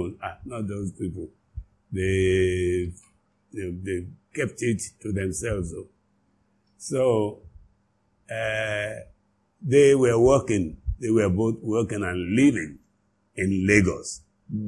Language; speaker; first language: English; non-native, local second language; Yoruba